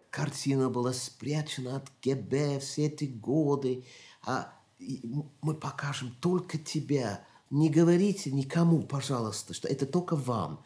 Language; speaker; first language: Russian; non-native, fluent; English